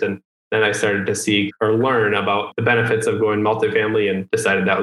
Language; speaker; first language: English; native; English